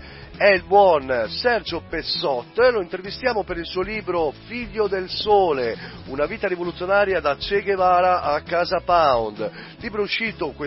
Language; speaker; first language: Italian; native; Italian